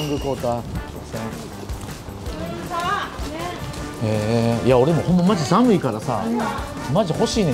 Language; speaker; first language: Japanese; native; Japanese